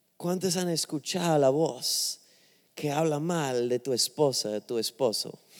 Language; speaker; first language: Spanish; non-native, fluent; English